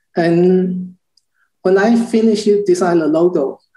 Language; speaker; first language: English; non-native, learner; Chinese